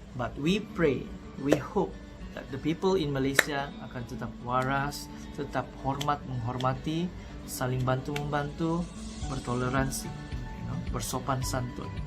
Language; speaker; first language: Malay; early bilingual, other home language; Cebuano